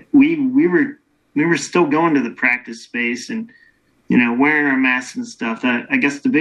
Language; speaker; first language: English; native; English